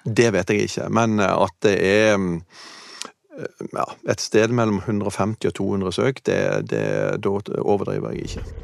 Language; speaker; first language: Norwegian; native; Norwegian